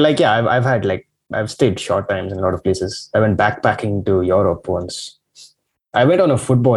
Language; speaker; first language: English; non-native, local second language; Marathi